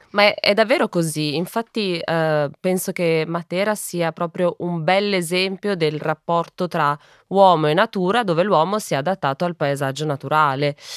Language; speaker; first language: Italian; native; Italian